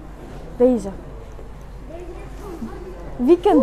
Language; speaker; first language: Dutch; early bilingual, other home language; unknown